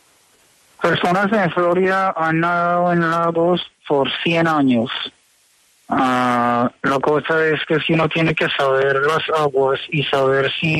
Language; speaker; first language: Spanish; early bilingual, heritage; Spanish